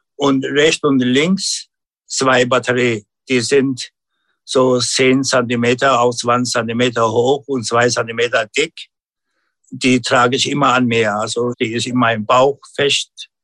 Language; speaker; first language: German; non-native, learner; Turkish